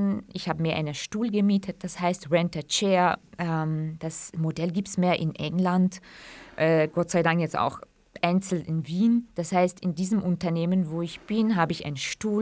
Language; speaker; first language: German; non-native, fluent; Kurdish